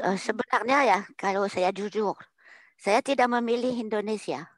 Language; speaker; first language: Indonesian; non-native, fluent; French